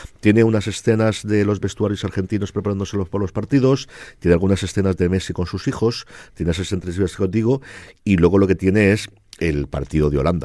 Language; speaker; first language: Spanish; native; Spanish